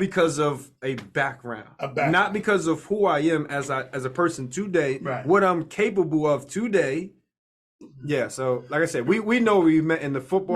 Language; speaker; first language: English; native; English